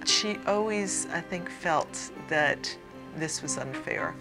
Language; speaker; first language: English; native; English